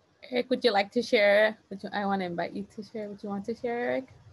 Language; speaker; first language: English; native; English